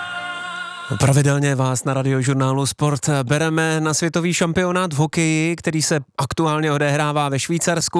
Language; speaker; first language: Czech; native; Czech